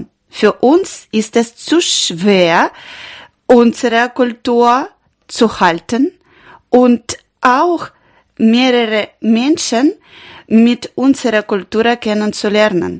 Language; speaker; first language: German; non-native, learner; Ukrainian